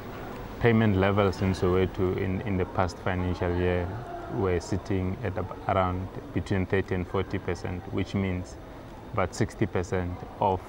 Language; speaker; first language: English; non-native, local second language; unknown